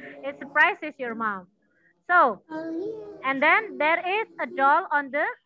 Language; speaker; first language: English; non-native, learner; Indonesian